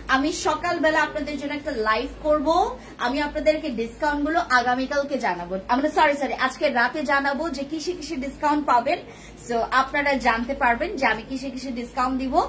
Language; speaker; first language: Bangla; non-native, local second language; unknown